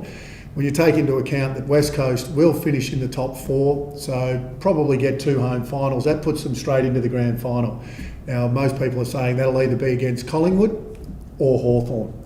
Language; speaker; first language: English; native; English